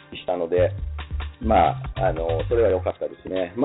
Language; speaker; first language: Japanese; non-native, fluent; English